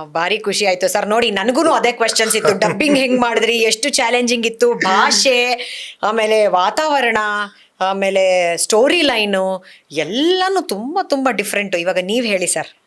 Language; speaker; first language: Kannada; native; Kannada